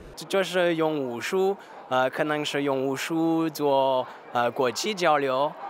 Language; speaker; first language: Chinese; non-native, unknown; French